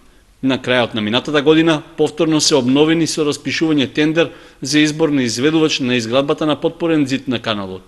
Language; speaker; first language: Macedonian; native; Macedonian